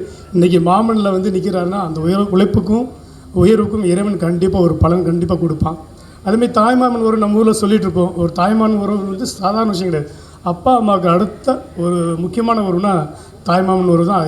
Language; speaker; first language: Tamil; native; Tamil